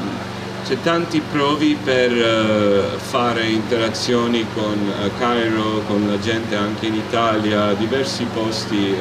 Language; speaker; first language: Italian; non-native, learner; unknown